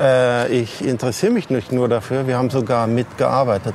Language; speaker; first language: German; native; German